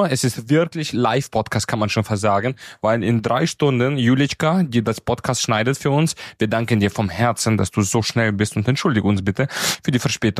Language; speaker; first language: German; native; German